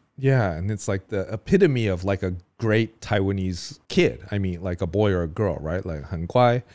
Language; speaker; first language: English; native; English